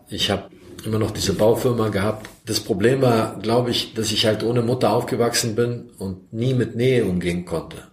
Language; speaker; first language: German; early bilingual, other home language; Croatian